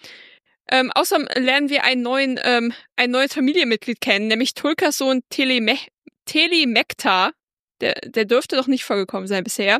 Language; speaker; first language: German; native; German